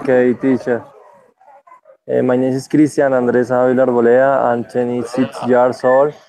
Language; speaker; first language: English; non-native, learner; Spanish